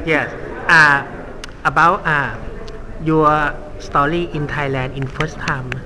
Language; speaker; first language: English; non-native, learner; Thai